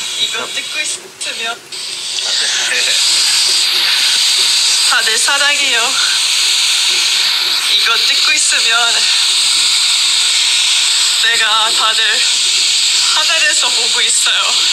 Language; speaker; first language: Korean; non-native, learner; English